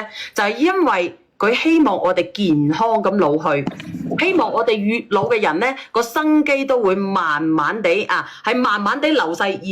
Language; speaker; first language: Cantonese; native; Cantonese